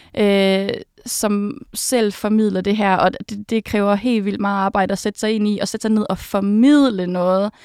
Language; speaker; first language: Danish; native; Danish